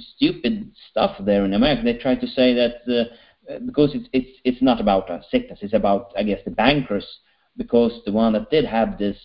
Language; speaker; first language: English; non-native, fluent; Swedish